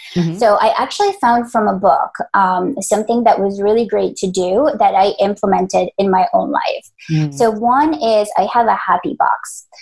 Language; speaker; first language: English; early bilingual, other home language; Spanish